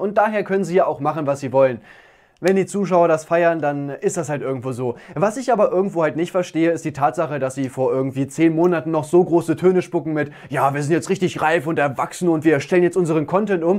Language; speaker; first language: German; native; German